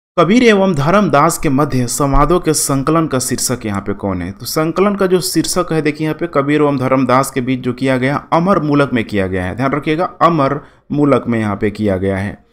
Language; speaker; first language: Hindi; native; Hindi